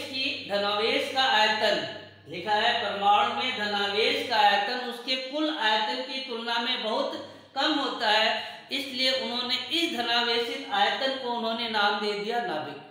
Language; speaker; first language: Hindi; native; Hindi